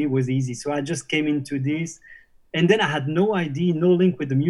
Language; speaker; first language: English; non-native, fluent; French